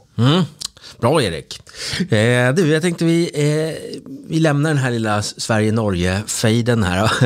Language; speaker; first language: Swedish; native; Swedish